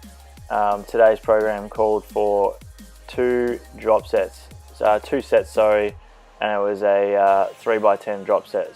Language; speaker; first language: English; native; English